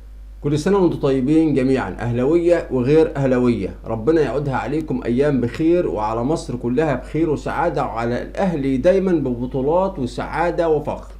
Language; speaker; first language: Arabic; native; Arabic